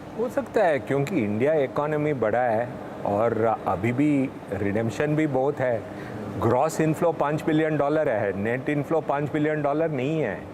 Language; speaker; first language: Hindi; non-native, local second language; Tamil